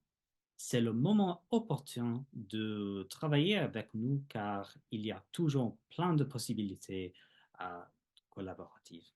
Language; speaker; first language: French; non-native, fluent; English